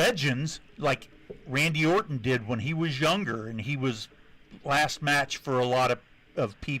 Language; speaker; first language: English; native; English